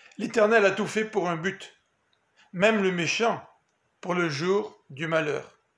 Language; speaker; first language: French; native; French